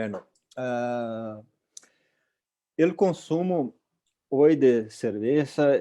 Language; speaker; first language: Spanish; non-native, local second language; Portuguese